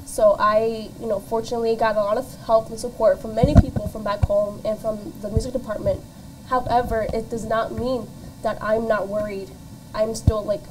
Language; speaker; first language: English; native; English